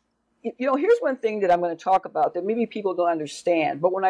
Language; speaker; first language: English; native; English